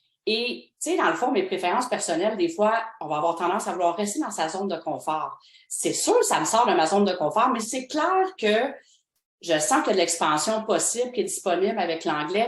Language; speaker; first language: French; native; French